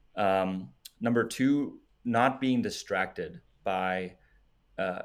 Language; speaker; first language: English; native; English